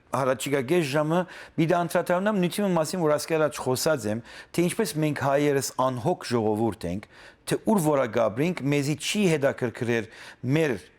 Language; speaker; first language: Armenian; native; Armenian